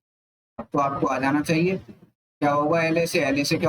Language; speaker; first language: Hindi; native; Hindi